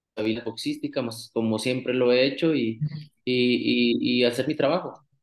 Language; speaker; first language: Spanish; native; Spanish